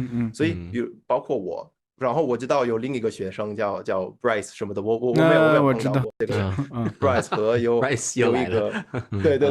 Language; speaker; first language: Chinese; non-native, fluent; English